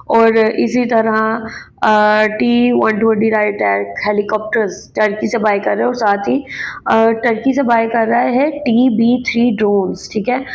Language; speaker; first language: Urdu; native; Urdu